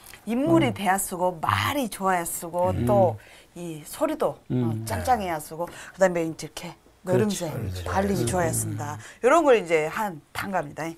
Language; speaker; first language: Korean; native; Korean